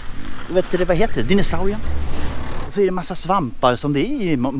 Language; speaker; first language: Swedish; native; Swedish